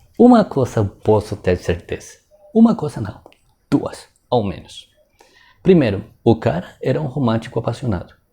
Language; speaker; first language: Portuguese; non-native, fluent; Spanish